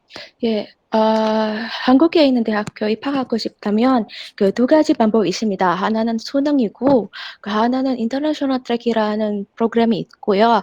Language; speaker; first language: Korean; non-native, fluent; Indonesian